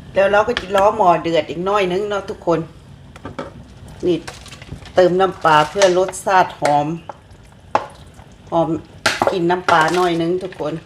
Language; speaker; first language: Thai; non-native, local second language; Lao